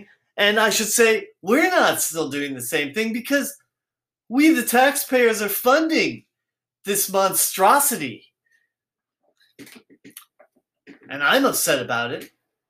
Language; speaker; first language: English; native; English